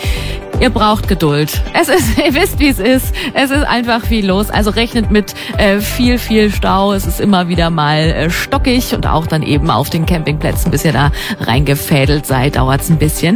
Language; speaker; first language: German; native; German